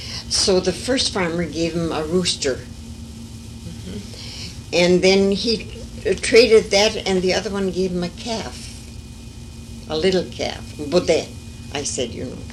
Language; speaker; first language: English; early bilingual, other home language; French